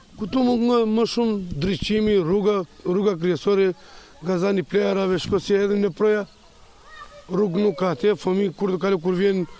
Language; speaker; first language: Albanian; non-native, local second language; Romany